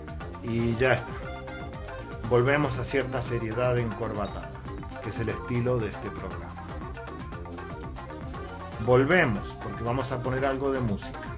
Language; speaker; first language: Spanish; native; Spanish